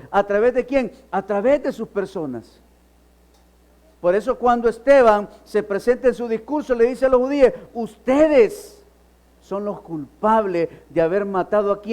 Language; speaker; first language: Spanish; native; Spanish